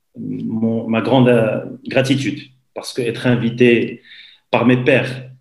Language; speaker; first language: French; non-native, local second language; Arabic